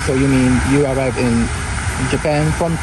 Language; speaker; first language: English; non-native, learner; Japanese